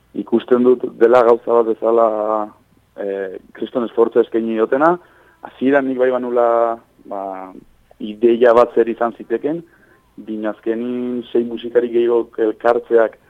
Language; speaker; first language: Basque; native; Basque